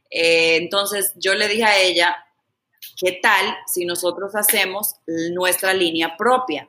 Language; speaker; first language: Spanish; early bilingual, heritage; Spanish